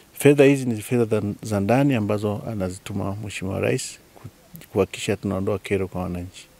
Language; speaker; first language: Swahili; native; Swahili